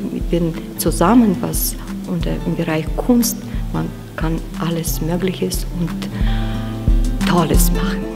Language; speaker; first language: German; non-native, learner; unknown